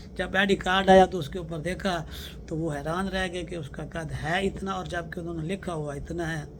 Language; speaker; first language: Urdu; non-native, local second language; Punjabi